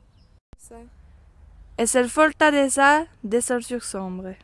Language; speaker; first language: Spanish; non-native, learner; French